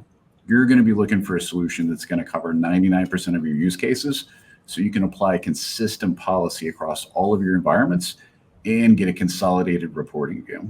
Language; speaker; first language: English; native; English